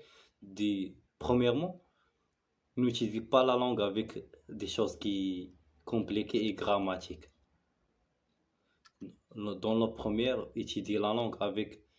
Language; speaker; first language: French; non-native, learner; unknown